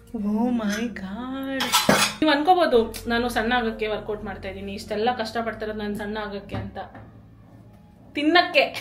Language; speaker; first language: Kannada; native; Kannada